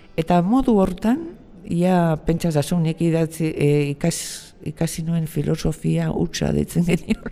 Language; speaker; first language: Basque; non-native, local second language; Spanish